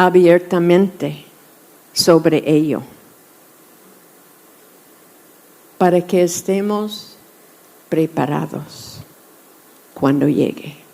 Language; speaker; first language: Spanish; non-native, fluent; English